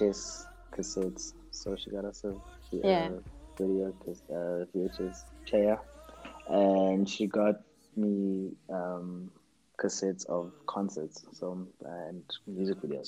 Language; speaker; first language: English; non-native, local second language; Xhosa